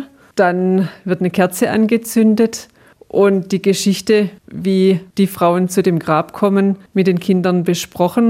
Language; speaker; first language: German; native; German